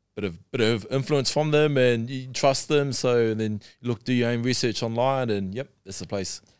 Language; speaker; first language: English; native; English